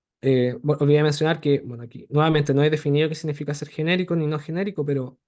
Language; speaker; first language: Spanish; native; Spanish